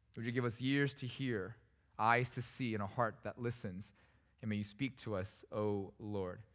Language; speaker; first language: English; early bilingual, other home language; Korean